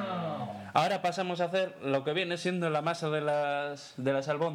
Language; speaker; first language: Spanish; native; Spanish